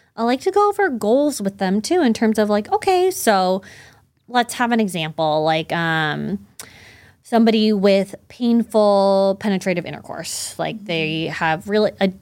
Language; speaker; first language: English; early bilingual, other home language; Chinese